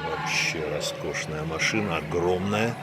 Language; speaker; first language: Russian; native; Russian